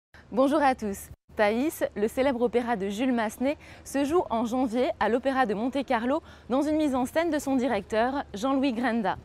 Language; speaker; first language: French; native; French